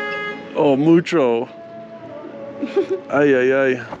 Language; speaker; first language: Spanish; non-native, learner; English